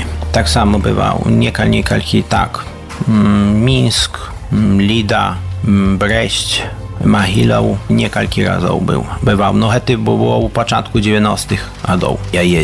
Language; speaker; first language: Belarusian; early bilingual, heritage; Belarusian